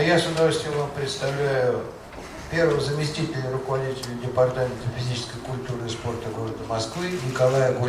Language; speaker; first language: Russian; native; Russian